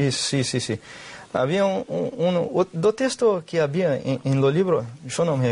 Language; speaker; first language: Spanish; non-native, learner; Portuguese